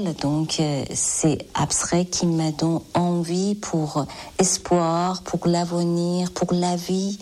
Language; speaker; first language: French; non-native, fluent; Persian